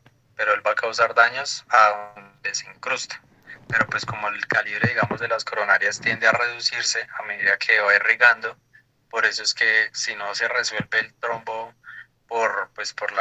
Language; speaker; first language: Spanish; native; Spanish